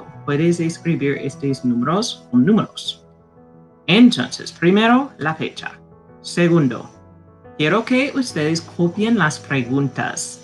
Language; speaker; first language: Spanish; non-native, fluent; English